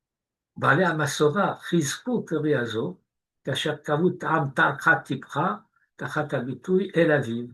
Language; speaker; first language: Hebrew; non-native, fluent; French